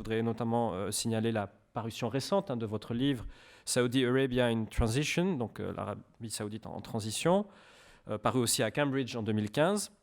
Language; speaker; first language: French; native; French